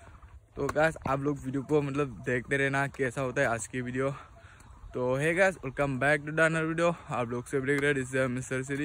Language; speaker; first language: Hindi; non-native, local second language; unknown